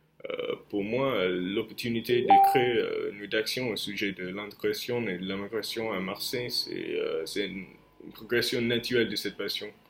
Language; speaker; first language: French; non-native, fluent; English